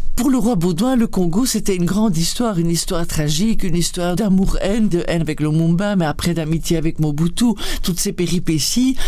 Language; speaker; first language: French; native; French